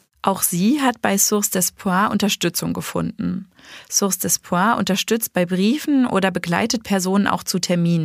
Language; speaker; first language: German; native; German